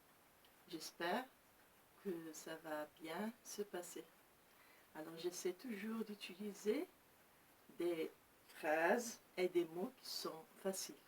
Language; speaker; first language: French; non-native, local second language; Arabic